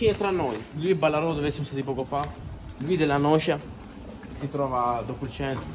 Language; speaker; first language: Italian; non-native, fluent; Arabic